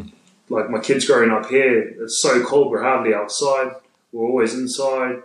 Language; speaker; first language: English; native; English